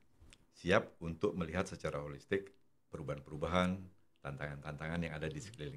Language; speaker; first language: Indonesian; non-native, local second language; Javanese